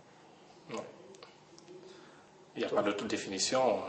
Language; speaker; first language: French; non-native, learner; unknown